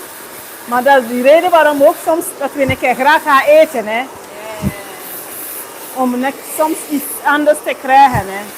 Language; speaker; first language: Dutch; non-native, learner; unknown